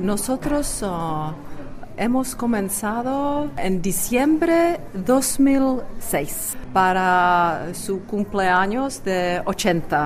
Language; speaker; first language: Spanish; non-native, fluent; Czech